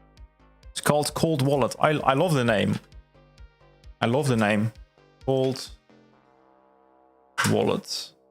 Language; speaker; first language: English; non-native, fluent; Dutch